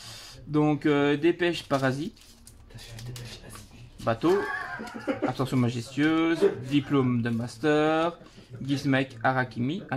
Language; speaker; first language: French; native; French